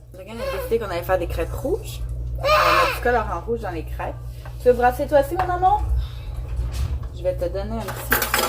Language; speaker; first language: French; native; French